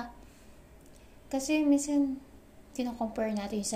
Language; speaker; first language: English; non-native, local second language; Filipino